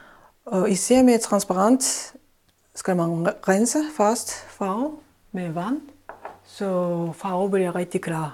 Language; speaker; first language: Danish; non-native, fluent; Japanese